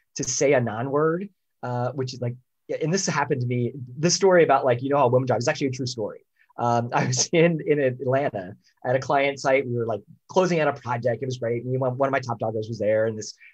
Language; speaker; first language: English; native; English